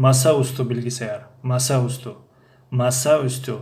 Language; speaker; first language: Turkish; non-native, fluent; Tajik